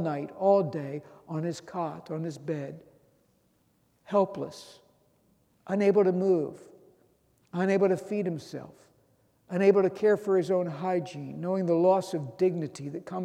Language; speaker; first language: English; native; English